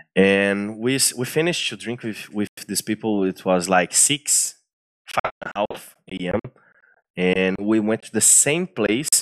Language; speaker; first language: English; non-native, fluent; Portuguese